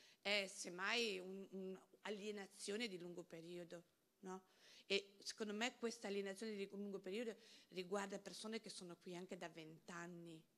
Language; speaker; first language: Italian; non-native, fluent; Spanish